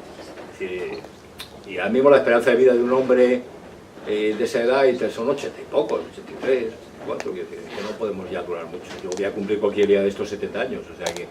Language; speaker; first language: Spanish; native; Spanish